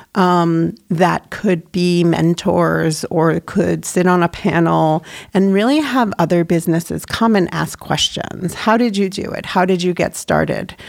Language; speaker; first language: English; native; English